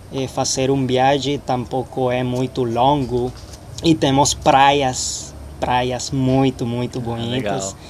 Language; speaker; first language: Portuguese; non-native, learner; Spanish